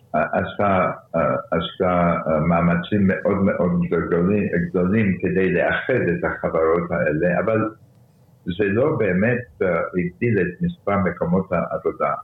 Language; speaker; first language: Hebrew; early bilingual, other home language; Arabic